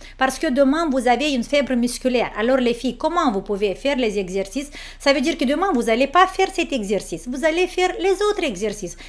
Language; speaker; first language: French; non-native, fluent; Romanian